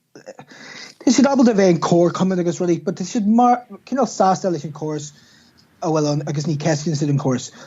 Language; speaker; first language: Irish; non-native, local second language; English